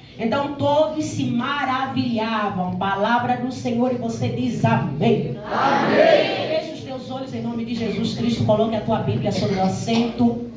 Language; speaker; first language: Portuguese; native; Portuguese